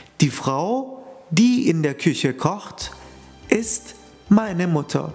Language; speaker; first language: German; non-native, fluent; Turkish